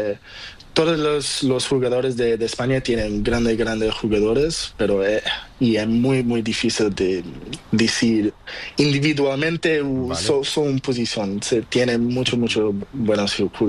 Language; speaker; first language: Spanish; non-native, learner; Portuguese